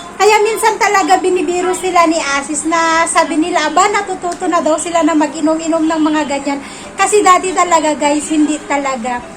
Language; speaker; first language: Filipino; native; Filipino